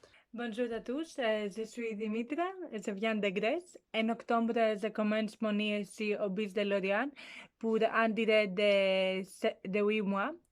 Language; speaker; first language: French; non-native, learner; Greek